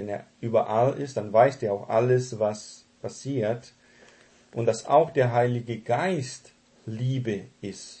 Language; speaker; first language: German; non-native, fluent; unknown